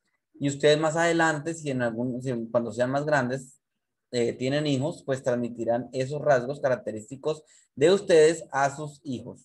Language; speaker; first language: Spanish; native; Spanish